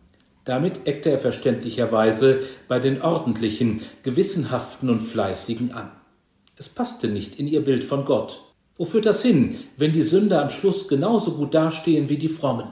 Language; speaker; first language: German; native; German